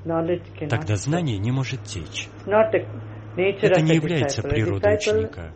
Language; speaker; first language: Russian; native; Russian